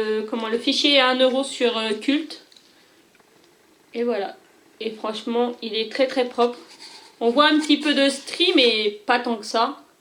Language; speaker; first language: French; native; French